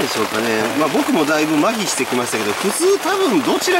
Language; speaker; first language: Japanese; native; Japanese